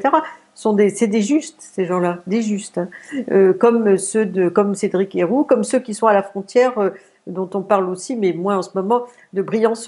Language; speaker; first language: French; native; French